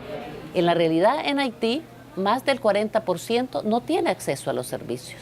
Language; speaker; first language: Spanish; native; Spanish